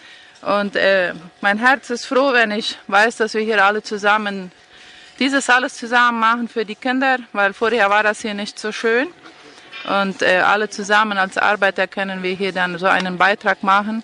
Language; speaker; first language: German; non-native, local second language; Spanish